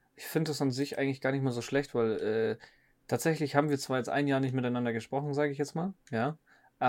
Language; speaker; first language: German; native; German